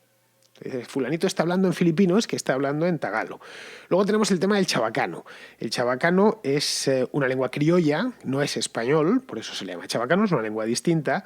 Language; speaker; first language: Spanish; native; Spanish